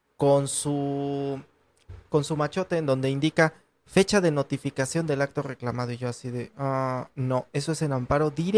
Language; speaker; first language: Spanish; native; Spanish